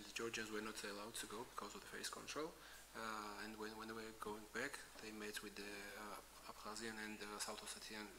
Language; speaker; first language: English; non-native, fluent; Georgian